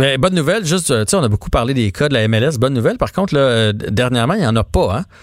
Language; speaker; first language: French; native; French